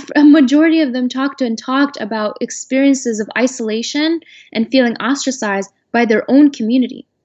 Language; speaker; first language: English; native; English